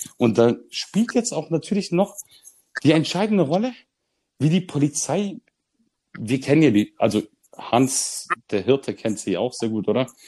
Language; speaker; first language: German; early bilingual, other home language; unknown